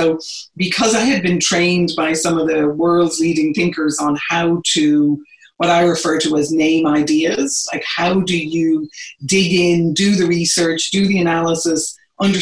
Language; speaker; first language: English; native; English